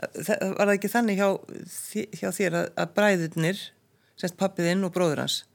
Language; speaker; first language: Icelandic; native; Icelandic